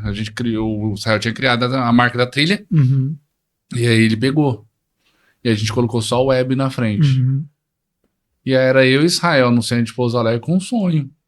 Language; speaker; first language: Portuguese; native; Portuguese